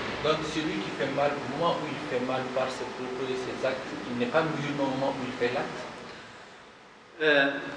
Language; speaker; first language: French; non-native, local second language; Arabic